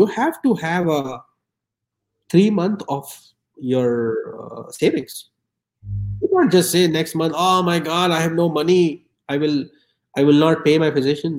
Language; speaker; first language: English; non-native, local second language; Urdu